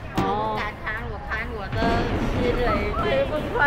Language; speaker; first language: Chinese; non-native, learner; Vietnamese